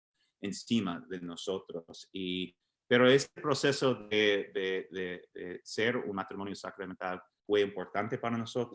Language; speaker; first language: Spanish; non-native, fluent; English